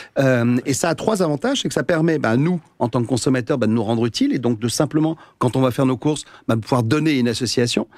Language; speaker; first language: French; native; French